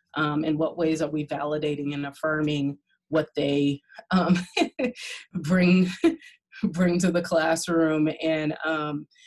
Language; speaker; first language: English; native; English